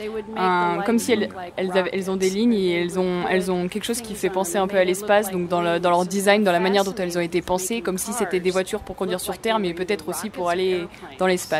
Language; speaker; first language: French; native; French